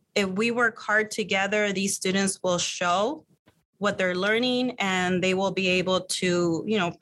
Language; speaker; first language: English; early bilingual, other home language; Spanish